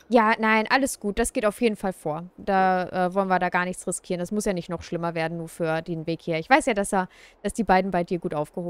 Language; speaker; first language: German; native; German